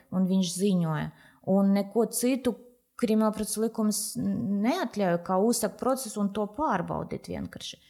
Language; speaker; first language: Latvian; non-native, local second language; Russian